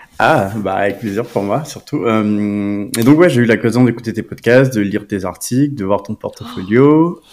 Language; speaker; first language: French; native; French